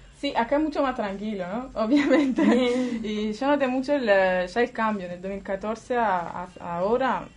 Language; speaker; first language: Spanish; non-native, fluent; Italian